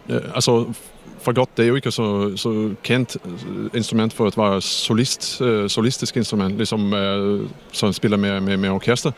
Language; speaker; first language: Danish; non-native, fluent; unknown